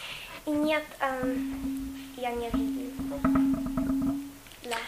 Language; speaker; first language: Russian; non-native, fluent; English